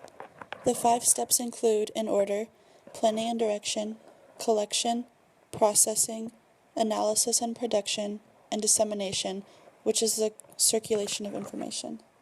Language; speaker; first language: English; native; English